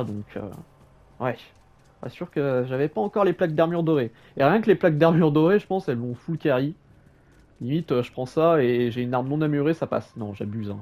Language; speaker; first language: French; native; French